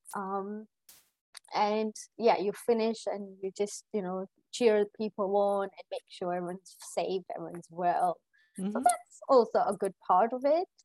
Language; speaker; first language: English; non-native, local second language; Gujarati